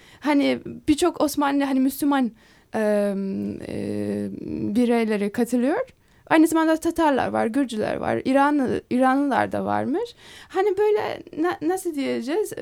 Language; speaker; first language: Turkish; non-native, fluent; Polish